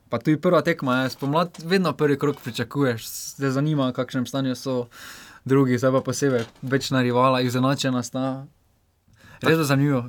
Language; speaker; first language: Slovenian; native; Slovenian